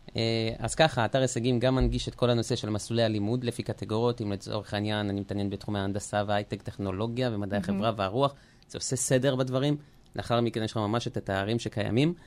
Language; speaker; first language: Hebrew; early bilingual, other home language; French